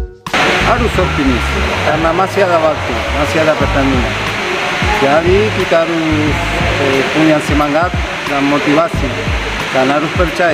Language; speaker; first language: Indonesian; non-native, fluent; Spanish